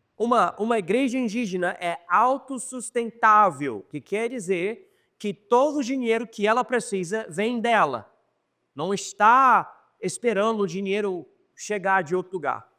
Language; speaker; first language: Portuguese; non-native, fluent; English